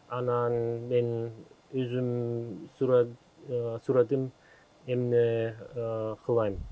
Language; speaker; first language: Kyrgyz; non-native, learner; German